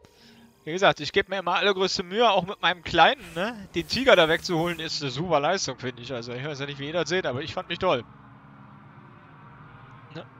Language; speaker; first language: German; native; German